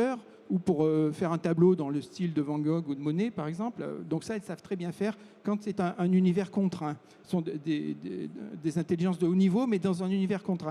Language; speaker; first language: French; native; French